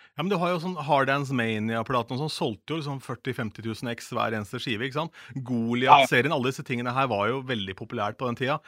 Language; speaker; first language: Norwegian; native; Norwegian